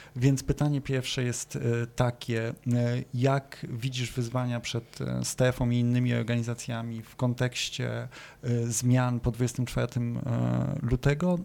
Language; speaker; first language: Polish; native; Polish